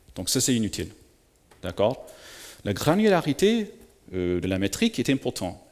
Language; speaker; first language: French; native; French